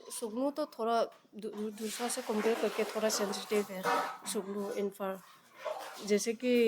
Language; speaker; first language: Hindi; non-native, local second language; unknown